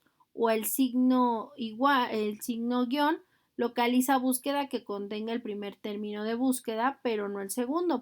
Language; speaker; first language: Spanish; native; Spanish